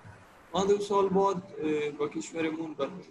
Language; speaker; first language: Persian; non-native, learner; Urdu